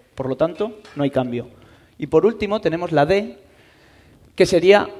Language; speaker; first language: Spanish; native; Spanish